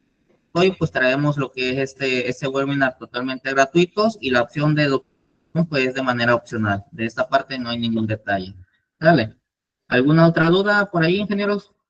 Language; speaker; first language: Spanish; native; Spanish